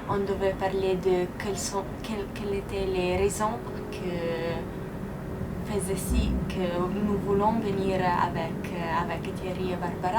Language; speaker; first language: French; non-native, learner; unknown